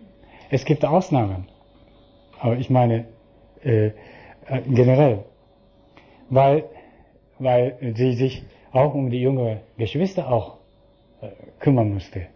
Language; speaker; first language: German; non-native, fluent; Japanese